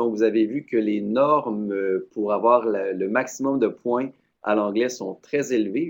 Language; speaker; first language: French; native; French